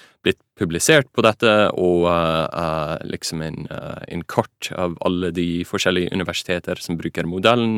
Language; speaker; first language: Norwegian; non-native, fluent; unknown